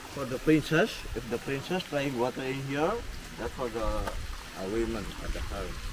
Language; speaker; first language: English; non-native, learner; Indonesian